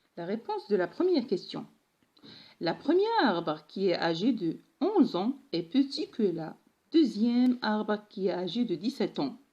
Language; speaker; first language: French; non-native, local second language; Arabic